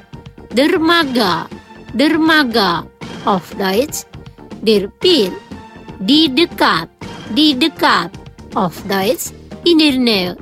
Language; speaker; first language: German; non-native, fluent; Indonesian